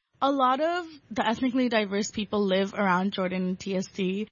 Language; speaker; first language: English; non-native, local second language; Bangla